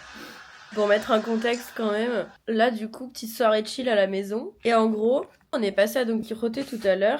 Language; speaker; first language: French; native; French